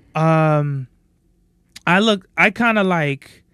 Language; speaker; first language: English; native; English